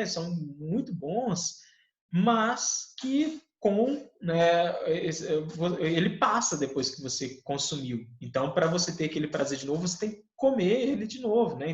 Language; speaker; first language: Portuguese; native; Portuguese